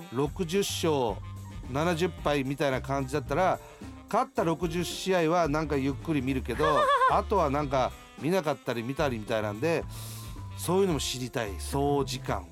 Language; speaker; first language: Japanese; native; Japanese